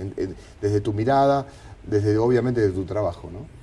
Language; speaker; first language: Spanish; native; Spanish